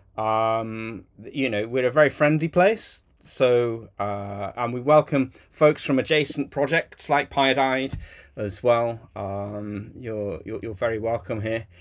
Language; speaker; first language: English; native; English